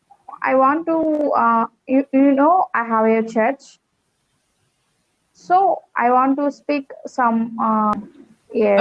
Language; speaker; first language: English; non-native, learner; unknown